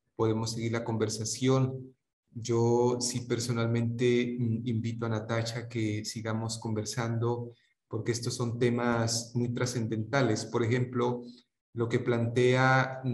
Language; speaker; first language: Spanish; non-native, local second language; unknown